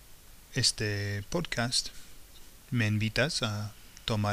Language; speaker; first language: Spanish; non-native, fluent; English